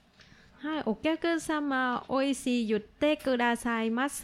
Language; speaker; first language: Japanese; non-native, learner; Vietnamese